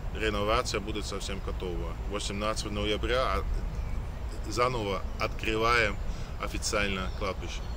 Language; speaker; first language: Russian; non-native, fluent; Dutch